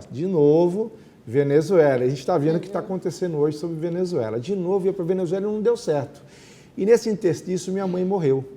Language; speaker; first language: Portuguese; native; Portuguese